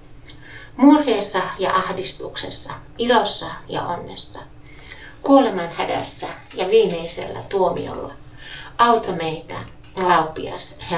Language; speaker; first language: Finnish; native; Finnish